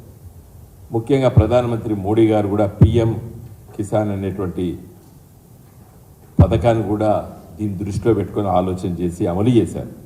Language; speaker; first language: Telugu; native; Telugu